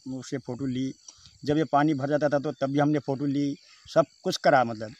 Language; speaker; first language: Hindi; native; Hindi